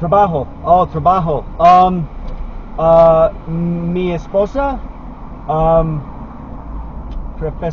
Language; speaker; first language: Spanish; non-native, learner; English